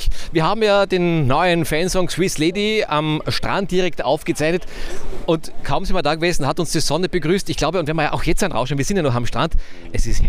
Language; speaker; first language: German; native; German